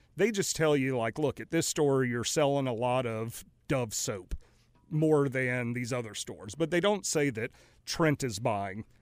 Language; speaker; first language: English; native; English